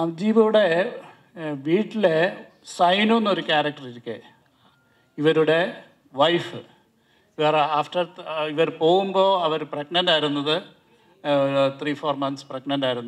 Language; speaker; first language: Tamil; non-native, learner; Malayalam